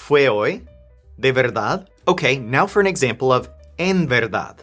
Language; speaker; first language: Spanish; non-native, fluent; English